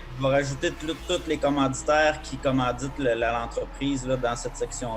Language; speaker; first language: French; native; French